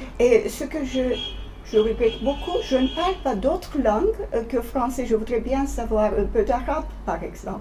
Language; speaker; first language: French; non-native, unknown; Turkish